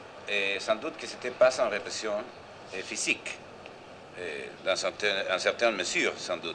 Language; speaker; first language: French; non-native, learner; Spanish